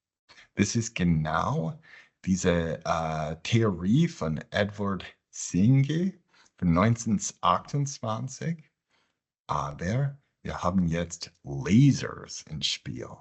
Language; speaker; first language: German; non-native, fluent; English